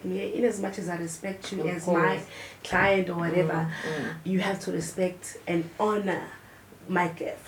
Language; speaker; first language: English; non-native, local second language; Zulu